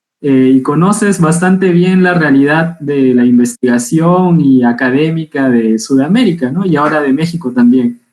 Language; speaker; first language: Spanish; native; Spanish